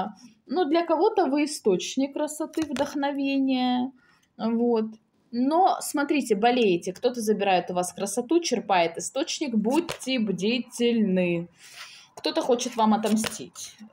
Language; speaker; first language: Russian; native; Russian